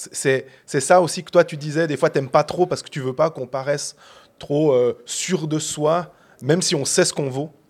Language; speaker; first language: French; native; French